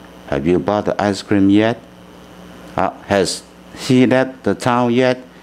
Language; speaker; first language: English; non-native, fluent; Chinese